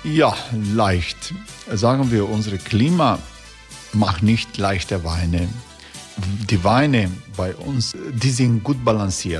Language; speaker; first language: German; non-native, learner; Croatian